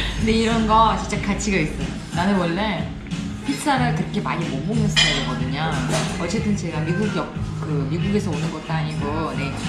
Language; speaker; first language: Korean; non-native, fluent; Uzbek